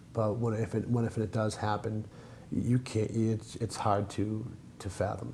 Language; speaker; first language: English; native; English